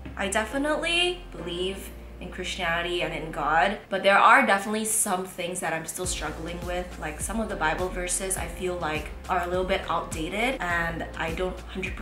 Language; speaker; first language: English; non-native, fluent; Indonesian